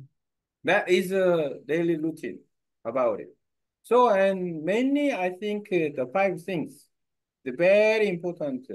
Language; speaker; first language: English; non-native, learner; Korean